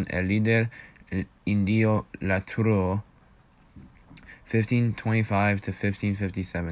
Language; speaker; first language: Spanish; non-native, learner; English